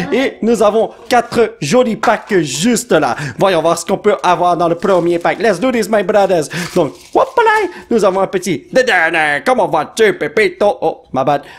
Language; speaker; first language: French; native; French